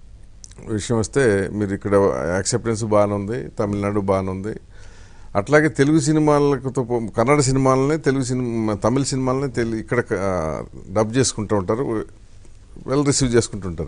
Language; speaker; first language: Telugu; native; Telugu